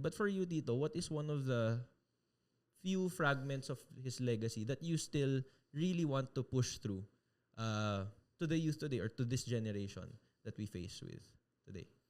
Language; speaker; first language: English; non-native, local second language; Filipino